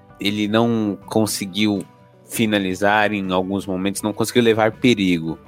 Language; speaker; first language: Portuguese; native; Portuguese